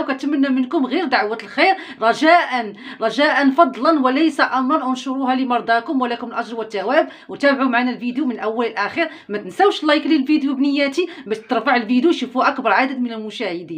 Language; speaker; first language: Arabic; native; Arabic